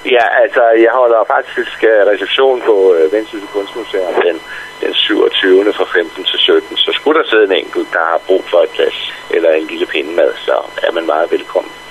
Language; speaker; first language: Danish; native; Danish